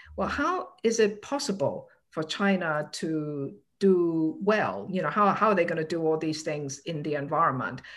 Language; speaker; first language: English; non-native, local second language; Cantonese